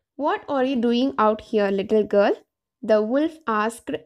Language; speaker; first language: English; non-native, local second language; Tamil